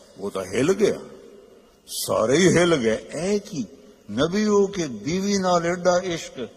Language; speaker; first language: Urdu; non-native, local second language; Punjabi